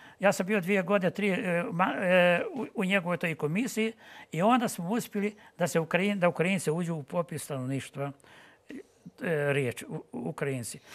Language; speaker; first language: Bosnian; non-native, local second language; Ukrainian